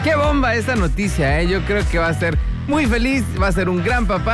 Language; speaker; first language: Spanish; native; Spanish